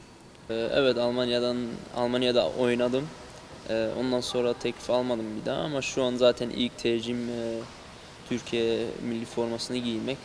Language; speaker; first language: Turkish; early bilingual, heritage; Turkish